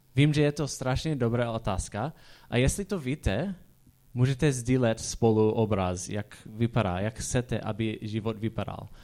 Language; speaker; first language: Czech; non-native, fluent; English